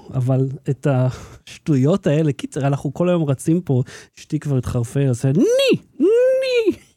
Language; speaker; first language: Hebrew; native; Hebrew